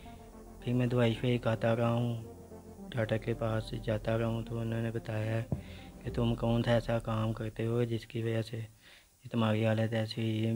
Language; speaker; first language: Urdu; non-native, local second language; Punjabi